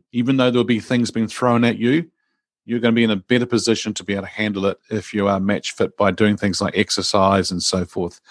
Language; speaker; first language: English; native; English